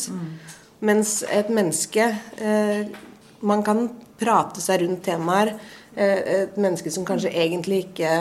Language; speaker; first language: Norwegian; native; Norwegian